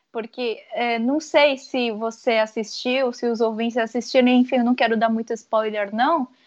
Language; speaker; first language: Portuguese; early bilingual, other home language; Korean